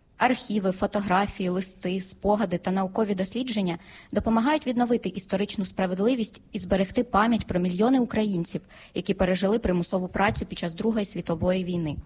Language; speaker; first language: Ukrainian; native; Ukrainian